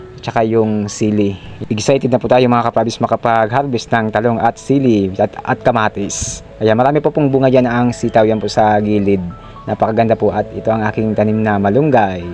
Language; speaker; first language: Filipino; non-native, local second language; Bikol